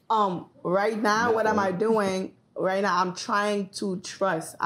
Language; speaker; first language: English; early bilingual, other home language; Haitian Creole